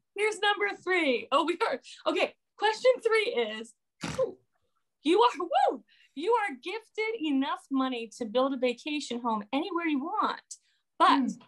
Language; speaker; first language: English; native; English